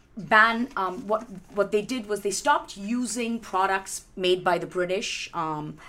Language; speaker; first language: English; non-native, local second language; Malayalam